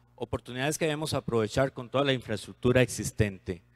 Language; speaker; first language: Spanish; native; Spanish